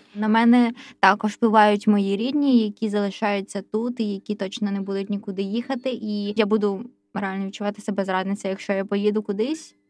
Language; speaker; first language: Ukrainian; native; Ukrainian